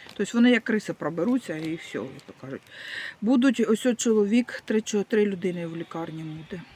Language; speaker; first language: Ukrainian; non-native, local second language; Russian